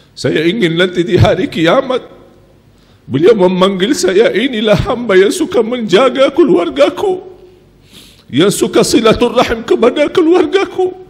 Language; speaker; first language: Malay; non-native, fluent; Arabic